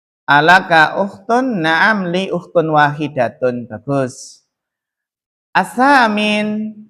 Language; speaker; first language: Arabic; non-native, fluent; Indonesian